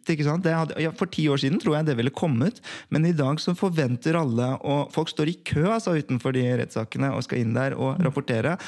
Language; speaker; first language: Norwegian; early bilingual, other home language; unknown